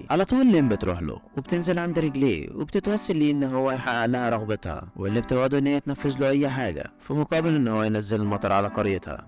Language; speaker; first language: Arabic; native; Arabic